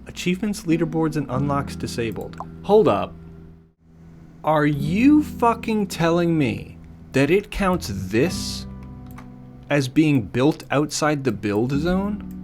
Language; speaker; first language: English; native; English